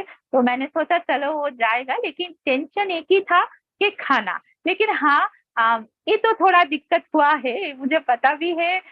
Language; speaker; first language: Hindi; non-native, local second language; Bangla